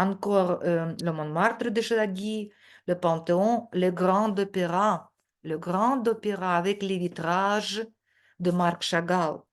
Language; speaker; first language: French; non-native, fluent; Russian